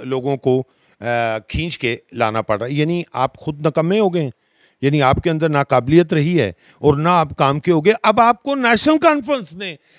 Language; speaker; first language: Hindi; non-native, local second language; Dogri